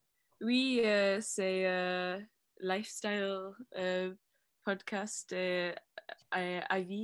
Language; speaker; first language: French; non-native, learner; English